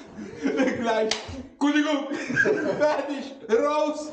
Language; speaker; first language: German; non-native, learner; Urdu